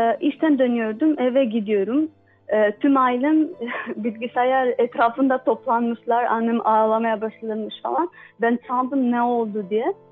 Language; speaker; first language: Turkish; non-native, learner; Albanian